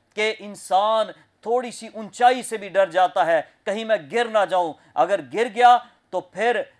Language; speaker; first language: Urdu; non-native, local second language; Punjabi